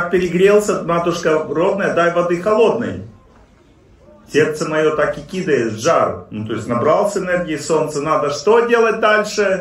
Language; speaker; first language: Russian; native; Russian